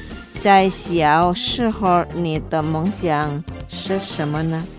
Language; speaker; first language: Chinese; non-native, fluent; Indonesian